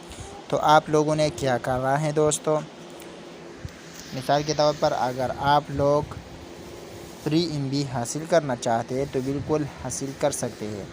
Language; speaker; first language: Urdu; non-native, local second language; Pashto